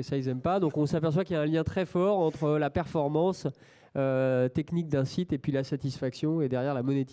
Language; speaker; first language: French; native; French